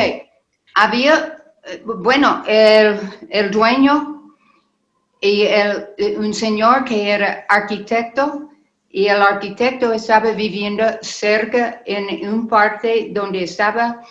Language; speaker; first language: Spanish; non-native, learner; English